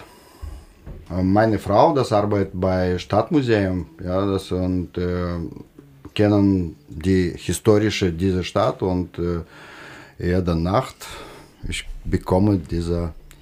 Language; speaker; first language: German; non-native, learner; Russian